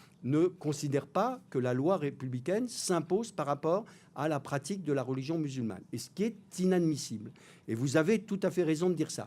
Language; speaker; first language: French; native; French